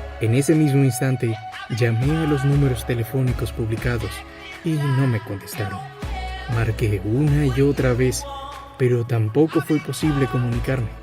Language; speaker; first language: Spanish; native; Spanish